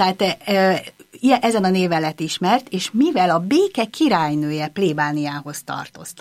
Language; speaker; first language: Hungarian; native; Hungarian